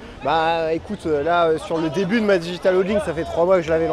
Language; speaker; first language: French; native; French